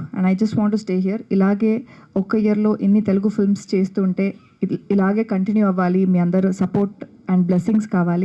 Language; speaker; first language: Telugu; non-native, fluent; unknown